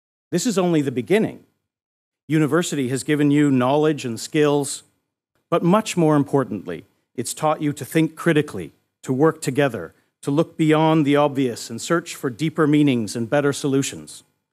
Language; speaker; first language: English; native; English